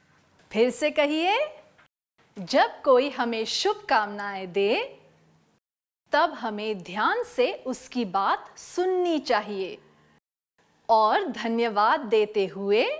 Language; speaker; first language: Hindi; native; Hindi